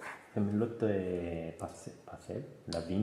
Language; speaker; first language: French; non-native, learner; Japanese